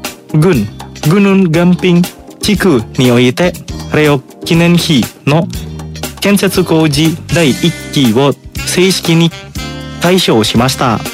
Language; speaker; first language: Japanese; non-native, fluent; Indonesian